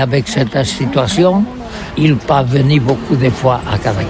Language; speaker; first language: French; non-native, learner; Catalan